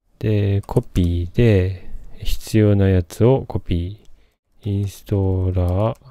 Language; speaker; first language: Japanese; native; Japanese